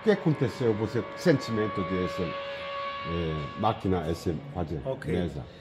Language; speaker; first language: Portuguese; non-native, learner; Korean